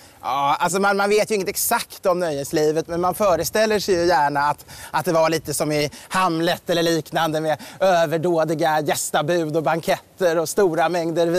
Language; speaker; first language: Swedish; native; Swedish